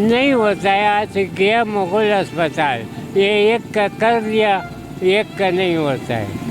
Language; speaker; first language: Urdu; non-native, local second language; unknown